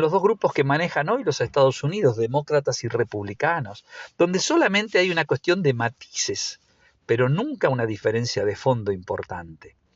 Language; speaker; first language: Spanish; native; Spanish